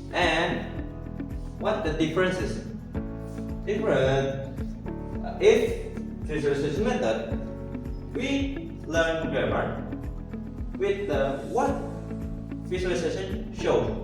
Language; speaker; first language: English; non-native, learner; Indonesian